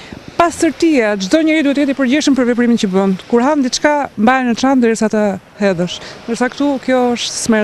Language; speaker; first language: Albanian; native; Albanian